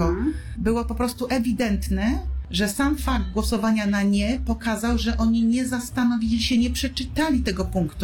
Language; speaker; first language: Polish; native; Polish